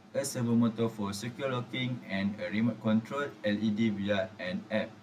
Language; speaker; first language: English; non-native, local second language; Malay